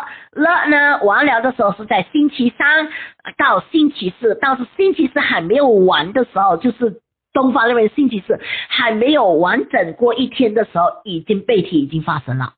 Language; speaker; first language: Chinese; native; Chinese